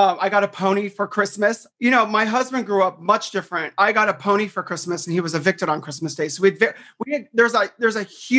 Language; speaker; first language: English; native; English